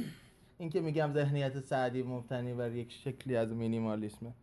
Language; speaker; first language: Persian; native; Persian